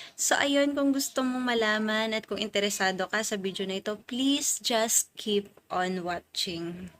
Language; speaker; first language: Filipino; native; Filipino